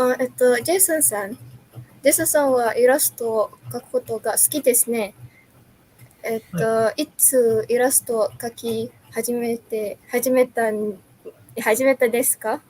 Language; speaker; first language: Japanese; non-native, learner; Malay